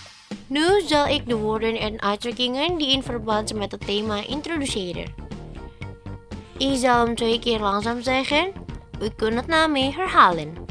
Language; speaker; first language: Dutch; non-native, learner; Indonesian